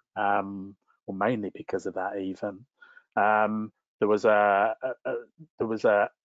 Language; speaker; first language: English; native; English